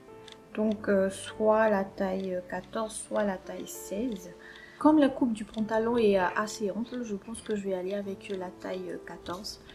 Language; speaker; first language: French; native; French